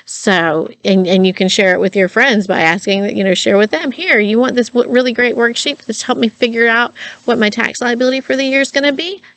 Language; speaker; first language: English; native; English